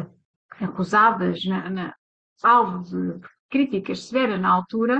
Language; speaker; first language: Portuguese; native; Portuguese